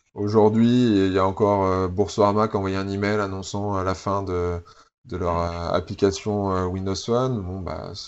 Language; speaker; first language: French; native; French